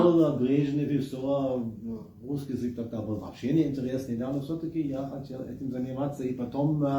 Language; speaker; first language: Russian; non-native, fluent; German